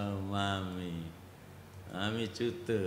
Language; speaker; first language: English; non-native, learner; Indonesian